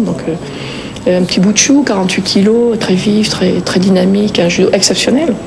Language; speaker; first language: French; native; French